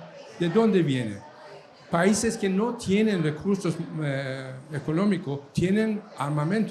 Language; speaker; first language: Spanish; non-native, fluent; Persian